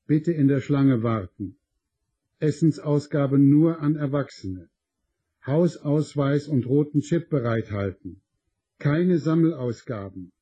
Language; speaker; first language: German; native; German